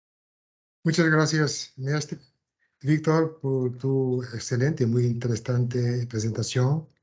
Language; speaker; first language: Spanish; non-native, fluent; Portuguese